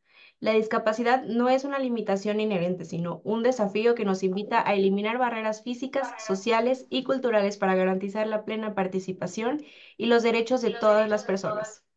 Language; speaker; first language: Spanish; native; Spanish